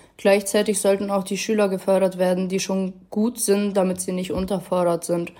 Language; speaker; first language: German; early bilingual, other home language; Arabic